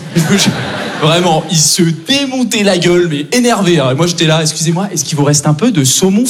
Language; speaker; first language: French; native; French